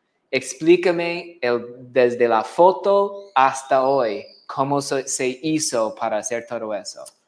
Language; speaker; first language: Spanish; non-native, fluent; English